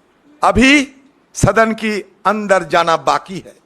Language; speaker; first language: Hindi; non-native, local second language; Bangla